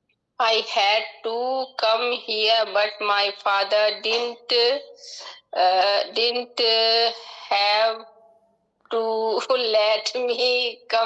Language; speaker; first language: English; non-native, learner; Hindi